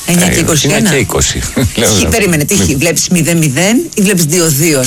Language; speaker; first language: Greek; native; Greek